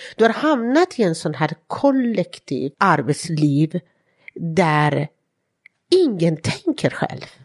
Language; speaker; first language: Swedish; non-native, fluent; Persian